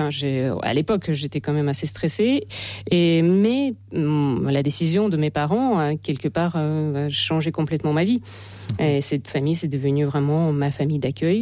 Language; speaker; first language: French; non-native, fluent; Russian